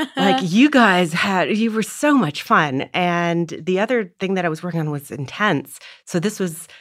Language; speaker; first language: English; native; English